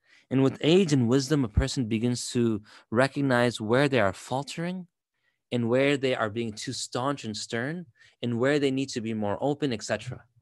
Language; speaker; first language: English; native; English